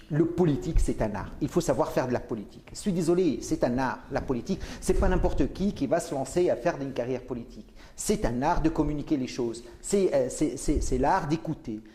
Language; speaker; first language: French; non-native, local second language; Arabic